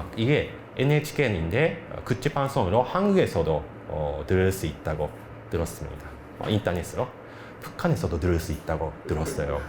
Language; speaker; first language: Korean; non-native, fluent; Japanese